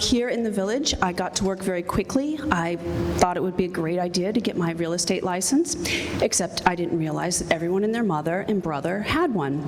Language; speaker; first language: English; native; English